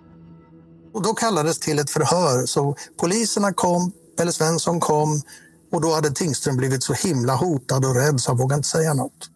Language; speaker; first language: Swedish; native; Swedish